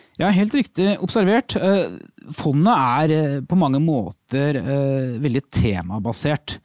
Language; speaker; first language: Norwegian; native; Norwegian